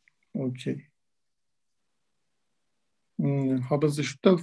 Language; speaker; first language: German; non-native, learner; Turkish